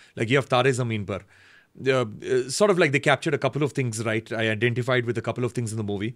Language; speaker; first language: English; native; English